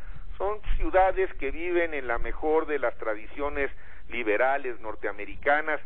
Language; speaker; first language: Spanish; native; Spanish